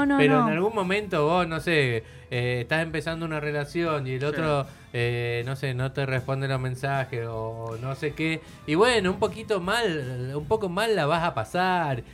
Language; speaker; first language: Spanish; native; Spanish